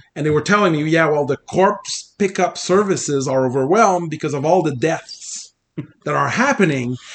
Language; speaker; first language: English; non-native, fluent; French